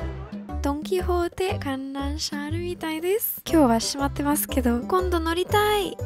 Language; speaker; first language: Japanese; non-native, fluent; English